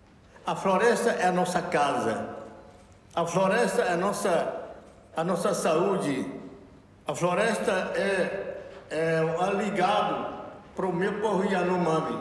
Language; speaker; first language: Portuguese; non-native, local second language; Yanomámi